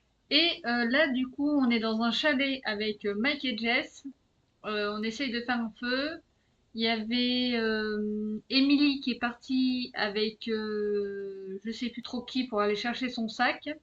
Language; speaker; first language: French; native; French